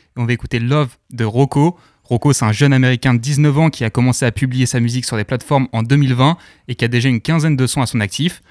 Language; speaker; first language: French; native; French